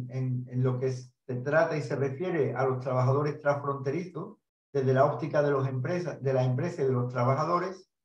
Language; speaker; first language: Spanish; native; Spanish